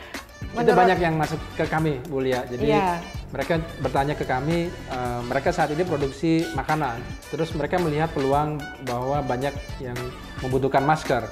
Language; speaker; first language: Indonesian; native; Indonesian